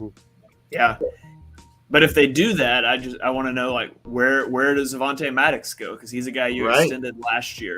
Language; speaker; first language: English; native; English